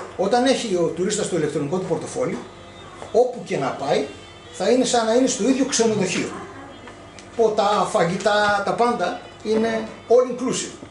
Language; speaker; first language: Greek; early bilingual, heritage; Greek